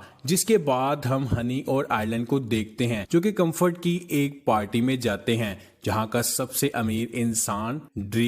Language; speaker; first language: Hindi; native; Hindi